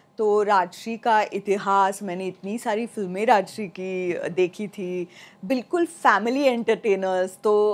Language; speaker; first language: Hindi; non-native, local second language; Marathi